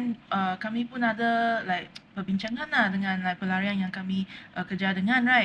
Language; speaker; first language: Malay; non-native, local second language; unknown